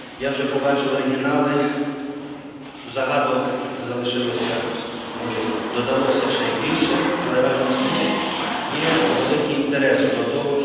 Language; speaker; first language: Ukrainian; native; Ukrainian